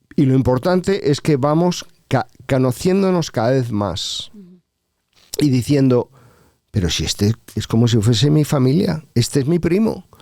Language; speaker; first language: Spanish; native; Spanish